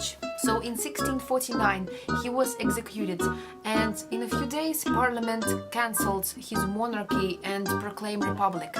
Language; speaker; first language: English; non-native, learner; Russian